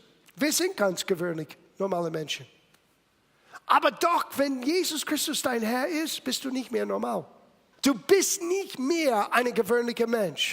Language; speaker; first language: German; non-native, fluent; English